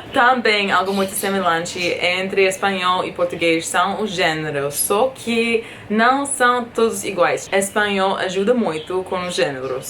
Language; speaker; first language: Portuguese; non-native, fluent; English